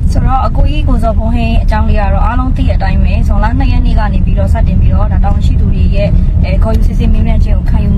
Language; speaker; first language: Burmese; native; Burmese